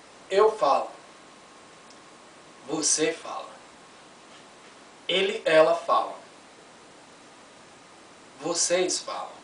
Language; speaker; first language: Portuguese; non-native, fluent; English